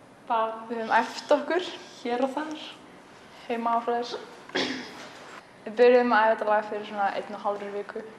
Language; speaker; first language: Icelandic; early bilingual, other home language; Polish